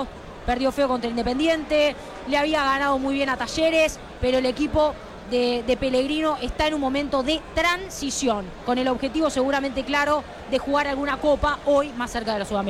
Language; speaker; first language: Spanish; native; Spanish